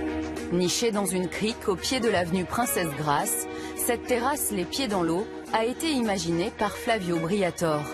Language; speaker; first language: French; native; French